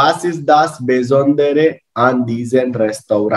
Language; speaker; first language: German; non-native, learner; Hindi